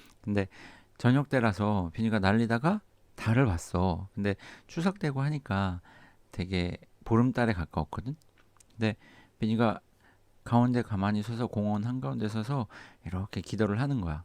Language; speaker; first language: Korean; native; Korean